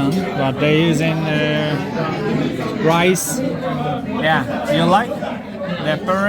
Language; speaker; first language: English; non-native, learner; Turkish